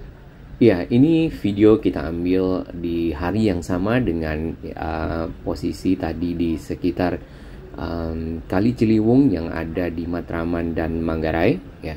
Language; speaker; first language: Indonesian; native; Indonesian